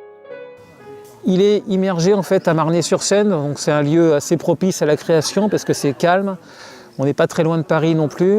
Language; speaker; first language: French; native; French